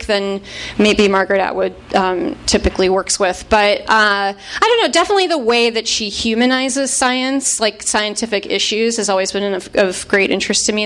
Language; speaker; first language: English; native; English